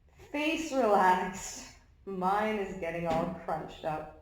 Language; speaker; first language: English; native; English